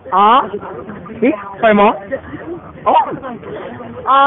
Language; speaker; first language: French; non-native, learner; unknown